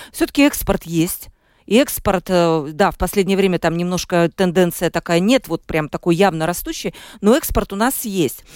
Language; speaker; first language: Russian; native; Russian